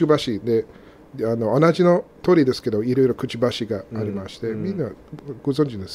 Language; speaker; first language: Japanese; non-native, fluent; English